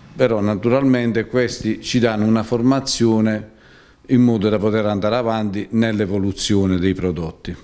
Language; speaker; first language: Italian; native; Italian